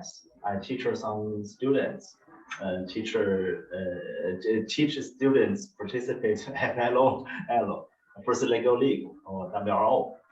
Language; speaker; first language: English; non-native, learner; Chinese